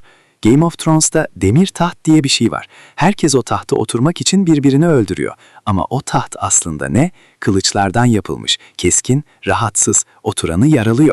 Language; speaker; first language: Turkish; native; Turkish